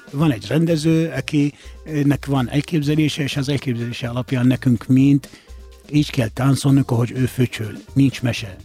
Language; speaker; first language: Hungarian; non-native, fluent; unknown